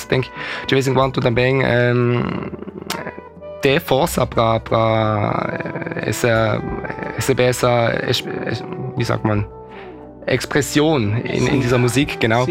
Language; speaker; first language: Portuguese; early bilingual, heritage; Portuguese